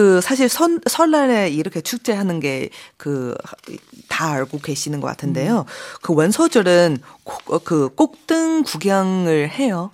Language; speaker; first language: Korean; non-native, fluent; Chinese